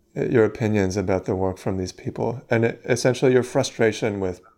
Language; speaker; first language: English; native; English